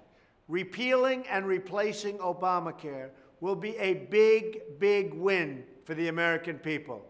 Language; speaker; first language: English; native; English